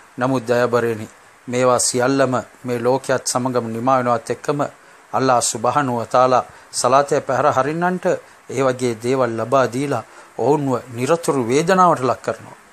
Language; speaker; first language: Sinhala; non-native, local second language; Tamil